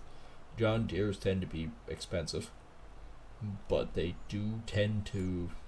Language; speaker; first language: English; native; English